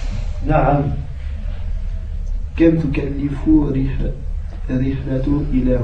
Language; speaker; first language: Arabic; non-native, learner; French